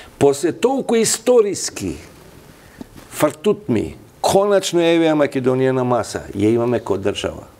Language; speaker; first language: Macedonian; non-native, local second language; Albanian